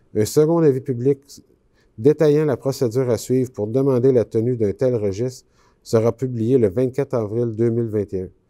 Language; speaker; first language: French; native; French